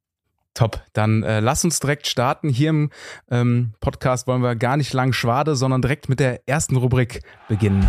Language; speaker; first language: German; native; German